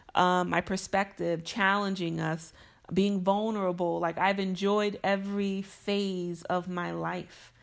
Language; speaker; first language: English; native; English